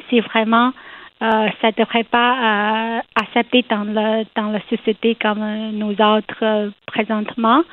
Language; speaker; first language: French; non-native, learner; Chinese